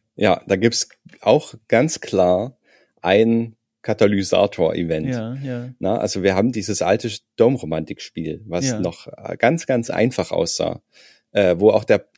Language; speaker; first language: German; native; German